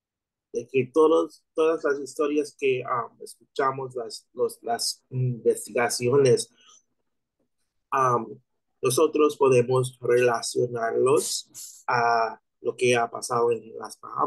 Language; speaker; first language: Spanish; non-native, learner; English